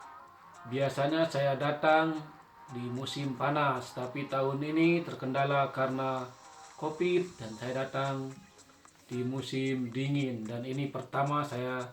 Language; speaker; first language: Indonesian; non-native, local second language; Sasak